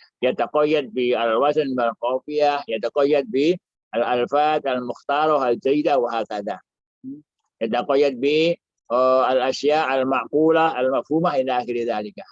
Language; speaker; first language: Arabic; non-native, fluent; Indonesian